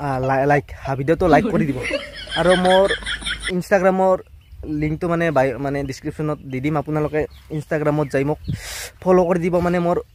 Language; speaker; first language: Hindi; non-native, local second language; Assamese